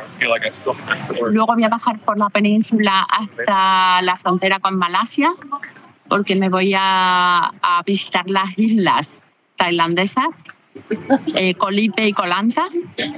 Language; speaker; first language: Spanish; native; Spanish